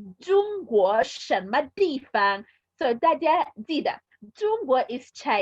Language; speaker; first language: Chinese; non-native, fluent; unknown